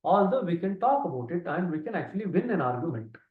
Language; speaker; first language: English; non-native, local second language; Kannada